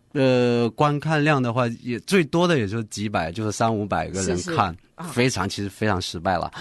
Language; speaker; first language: Chinese; non-native, local second language; Hakka Chinese